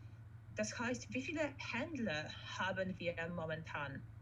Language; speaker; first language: German; non-native, fluent; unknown